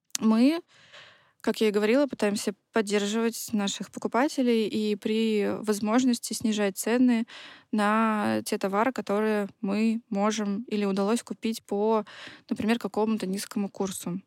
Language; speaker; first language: Russian; native; Russian